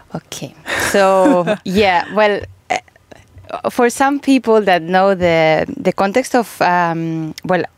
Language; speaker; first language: English; non-native, fluent; Spanish